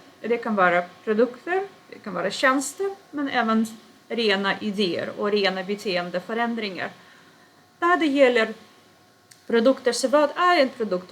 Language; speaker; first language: Swedish; non-native, fluent; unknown